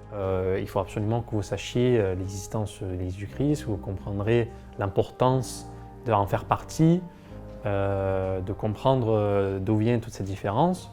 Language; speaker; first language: French; non-native, fluent; Arabic